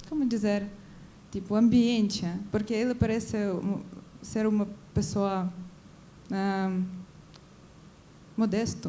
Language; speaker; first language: Portuguese; non-native, learner; Ukrainian